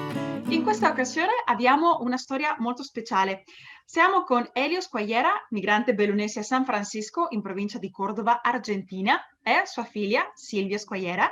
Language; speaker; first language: Italian; early bilingual, heritage; Spanish